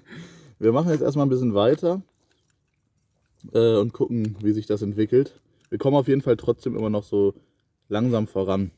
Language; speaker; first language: German; native; German